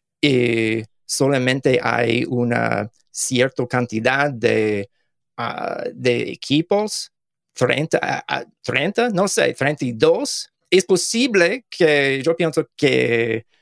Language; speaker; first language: Spanish; non-native, learner; English